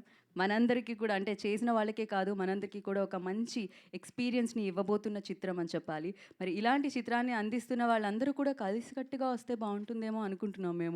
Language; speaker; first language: Telugu; native; Telugu